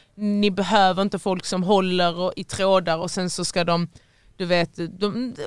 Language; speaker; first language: Swedish; native; Swedish